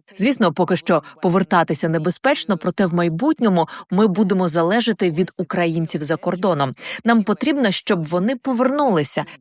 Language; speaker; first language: Ukrainian; native; Ukrainian